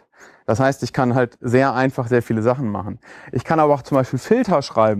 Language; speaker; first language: German; native; German